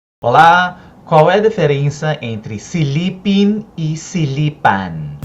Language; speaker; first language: Portuguese; non-native, learner; Filipino